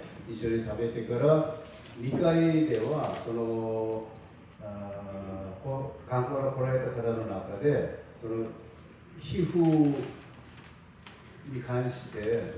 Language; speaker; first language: Japanese; non-native, fluent; Korean